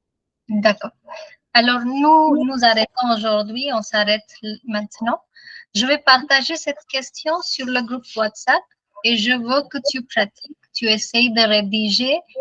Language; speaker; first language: French; non-native, fluent; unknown